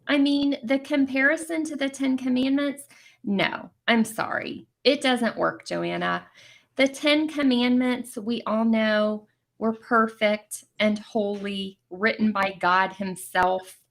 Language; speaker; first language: English; native; English